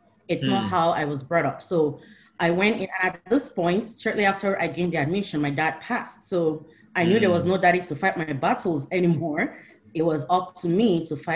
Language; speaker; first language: English; non-native, local second language; Igbo